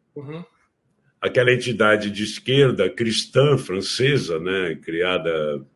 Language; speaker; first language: Portuguese; native; Portuguese